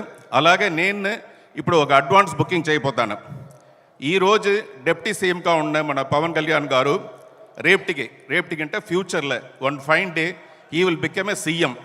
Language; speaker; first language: Telugu; early bilingual, heritage; Telugu